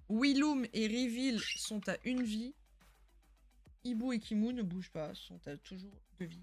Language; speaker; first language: French; native; French